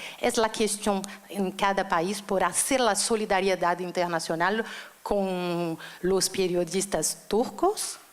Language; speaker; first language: Spanish; non-native, learner; Portuguese